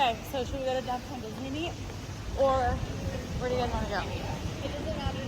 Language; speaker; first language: English; native; English